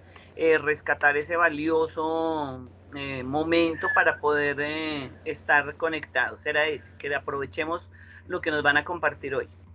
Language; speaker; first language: Spanish; native; Spanish